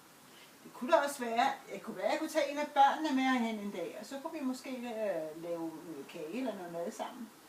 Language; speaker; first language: Danish; native; Danish